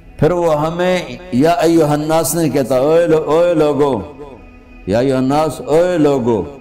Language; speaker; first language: Urdu; non-native, local second language; Punjabi